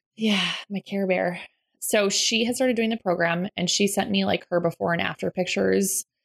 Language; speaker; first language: English; native; English